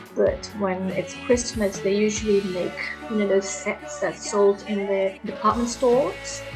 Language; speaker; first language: English; early bilingual, other home language; Indonesian